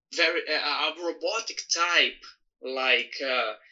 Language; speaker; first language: English; non-native, learner; Portuguese